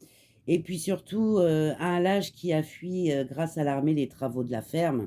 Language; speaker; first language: French; native; French